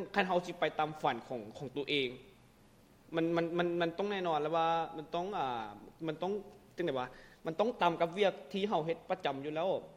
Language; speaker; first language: Lao; non-native, local second language; Hmong